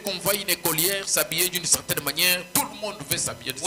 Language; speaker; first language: French; non-native, local second language; Swahili